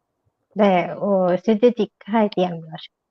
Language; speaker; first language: Chinese; non-native, learner; Indonesian